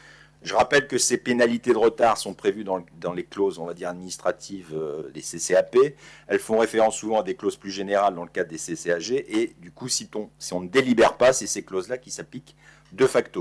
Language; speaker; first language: French; native; French